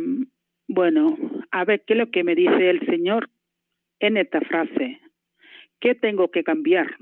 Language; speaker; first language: Spanish; non-native, fluent; Malayalam